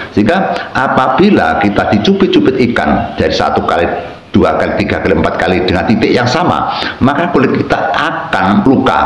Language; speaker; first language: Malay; non-native, local second language; Javanese